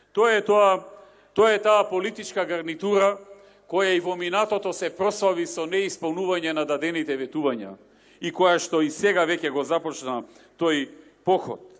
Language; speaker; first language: Macedonian; native; Macedonian